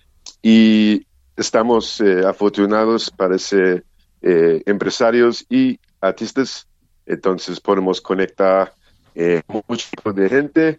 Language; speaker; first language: Spanish; non-native, learner; English